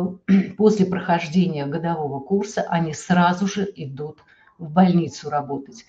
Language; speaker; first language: Russian; native; Russian